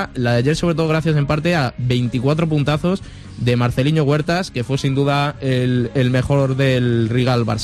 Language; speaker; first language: Spanish; native; Spanish